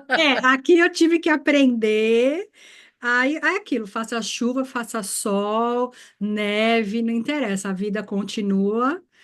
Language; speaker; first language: Portuguese; native; Portuguese